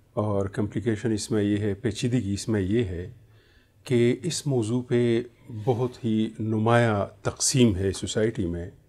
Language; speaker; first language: Urdu; native; Urdu